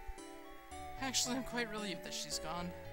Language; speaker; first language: English; native; English